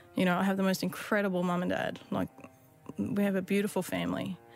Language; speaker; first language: English; native; English